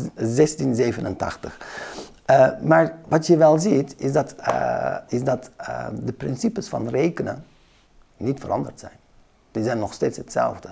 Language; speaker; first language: Dutch; early bilingual, other home language; Kurdish